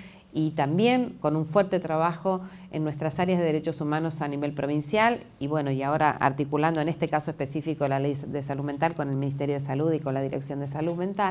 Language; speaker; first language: Spanish; native; Spanish